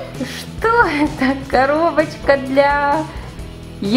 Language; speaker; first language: Russian; native; Russian